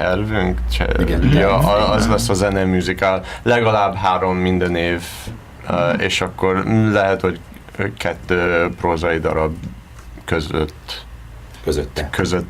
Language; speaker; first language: Hungarian; non-native, learner; English